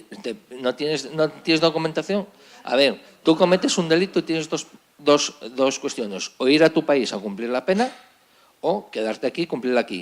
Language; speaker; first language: Spanish; native; Spanish